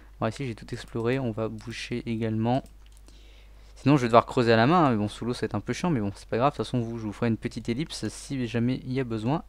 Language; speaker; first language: French; native; French